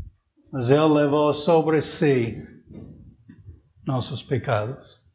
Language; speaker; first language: Portuguese; non-native, fluent; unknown